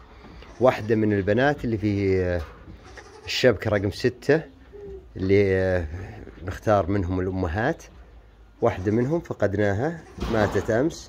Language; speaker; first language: Arabic; native; Arabic